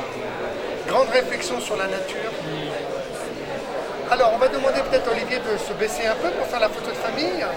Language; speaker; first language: French; native; French